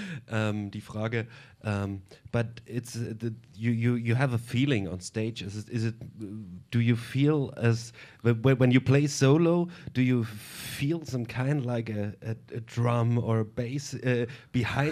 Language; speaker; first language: English; non-native, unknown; German